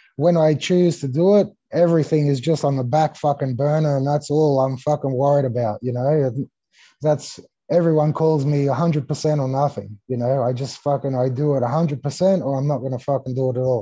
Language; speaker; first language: English; early bilingual, other home language; Greek